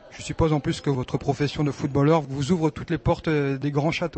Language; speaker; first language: French; native; French